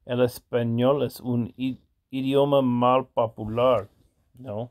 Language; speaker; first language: Spanish; non-native, learner; English